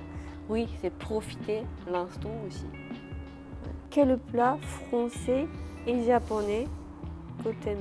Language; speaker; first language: French; non-native, learner; Japanese